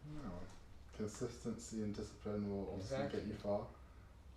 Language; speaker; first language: English; native; English